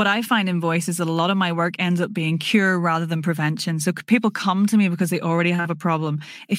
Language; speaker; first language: English; native; English